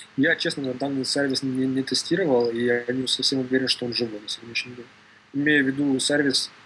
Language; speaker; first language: Russian; native; Russian